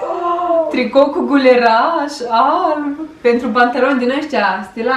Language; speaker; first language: Romanian; native; Romanian